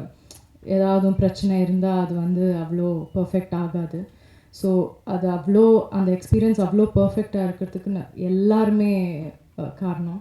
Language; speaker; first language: Tamil; non-native, local second language; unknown